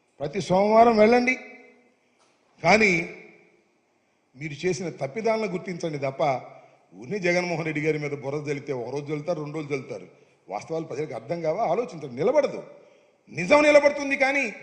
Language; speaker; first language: Telugu; native; Telugu